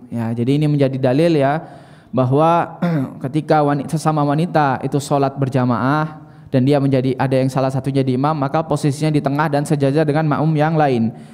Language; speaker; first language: Indonesian; native; Indonesian